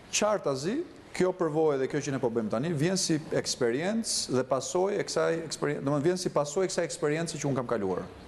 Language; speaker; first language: Albanian; native; Albanian